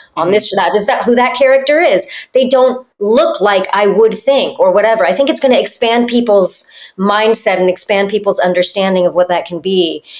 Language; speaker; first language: English; native; English